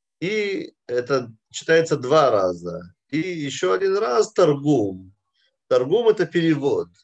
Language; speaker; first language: Russian; early bilingual, heritage; Russian